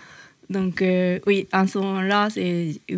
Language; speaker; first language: French; non-native, learner; Japanese